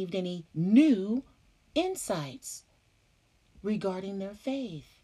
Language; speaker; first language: English; native; English